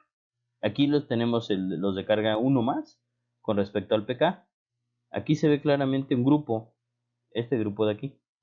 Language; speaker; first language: Spanish; native; Spanish